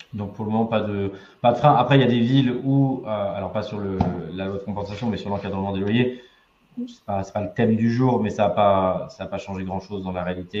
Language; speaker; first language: French; native; French